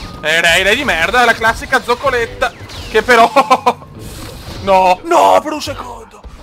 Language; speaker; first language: Italian; native; Italian